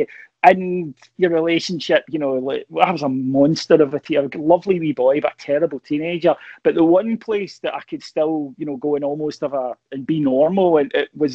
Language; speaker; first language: English; native; English